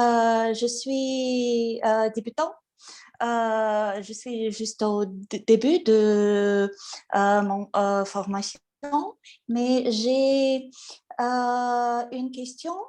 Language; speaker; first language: French; non-native, learner; Russian